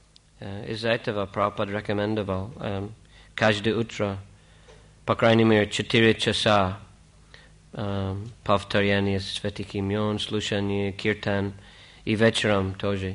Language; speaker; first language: Russian; non-native, fluent; English